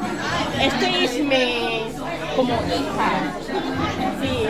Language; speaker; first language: Spanish; non-native, learner; Filipino